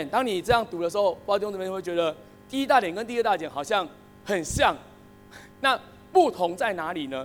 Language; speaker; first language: Chinese; native; Chinese